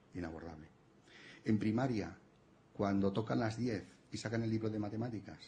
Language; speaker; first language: Spanish; non-native, local second language; Catalan